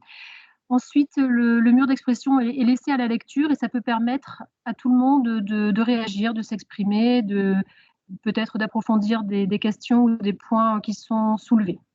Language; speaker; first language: French; native; French